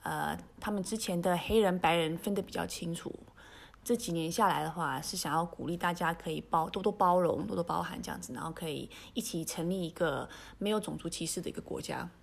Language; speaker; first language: Chinese; early bilingual, heritage; Chinese